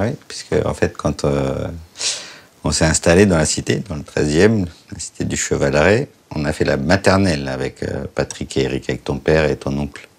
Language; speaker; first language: French; native; French